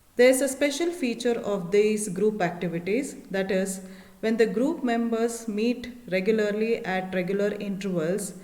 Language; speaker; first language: English; non-native, local second language; Kannada